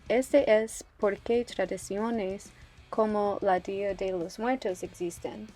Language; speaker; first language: Spanish; non-native, learner; English